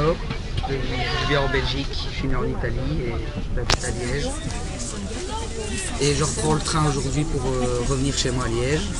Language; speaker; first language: French; early bilingual, other home language; Italian